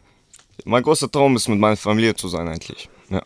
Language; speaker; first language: German; early bilingual, other home language; Kurdish